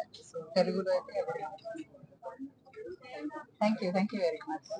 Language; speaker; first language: Telugu; non-native, local second language; Malayalam